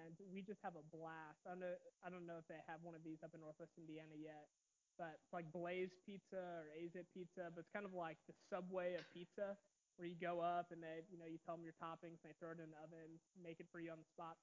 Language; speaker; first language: English; native; English